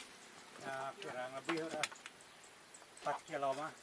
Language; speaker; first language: Indonesian; non-native, local second language; Sundanese